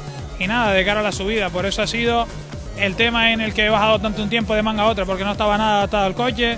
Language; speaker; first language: Spanish; native; Spanish